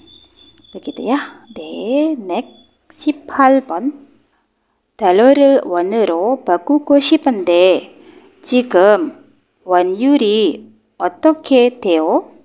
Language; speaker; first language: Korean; non-native, learner; Indonesian